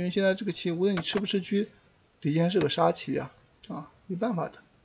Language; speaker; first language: Chinese; native; Chinese